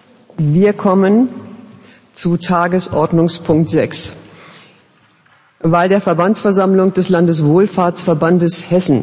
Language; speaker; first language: German; native; German